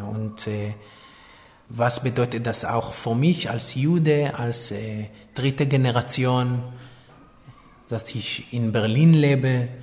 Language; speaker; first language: German; non-native, fluent; Hebrew